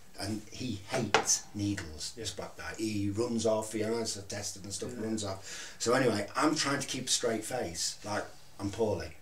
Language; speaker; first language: English; native; English